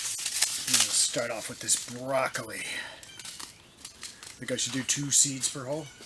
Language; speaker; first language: English; native; English